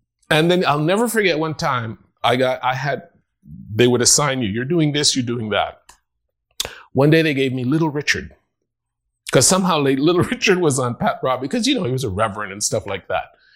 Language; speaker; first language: English; non-native, fluent; Spanish